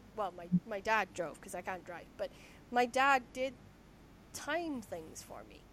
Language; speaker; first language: English; native; English